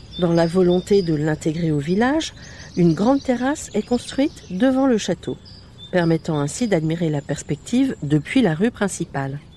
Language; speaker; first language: French; native; French